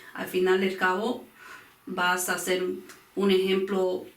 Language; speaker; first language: Spanish; early bilingual, heritage; Spanish